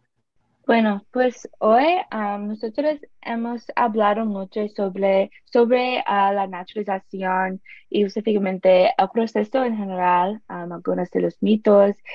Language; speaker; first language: Spanish; non-native, learner; English